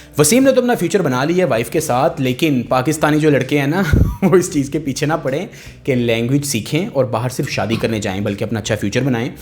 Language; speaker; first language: Urdu; native; Urdu